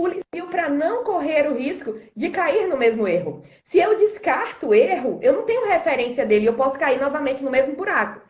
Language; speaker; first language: Portuguese; native; Portuguese